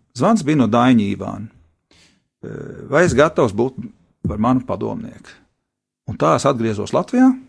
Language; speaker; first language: Latvian; early bilingual, heritage; Latvian